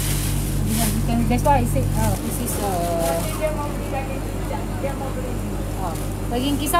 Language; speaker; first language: English; non-native, learner; Indonesian